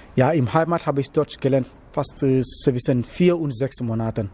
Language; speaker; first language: German; non-native, learner; Wolof